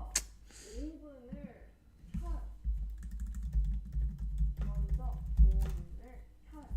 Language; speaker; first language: Korean; non-native, fluent; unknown